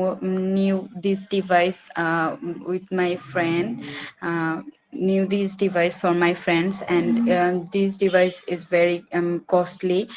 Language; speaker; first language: English; non-native, learner; Bangla